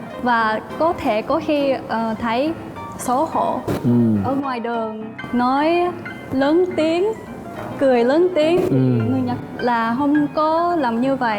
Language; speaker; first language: Vietnamese; non-native, fluent; Japanese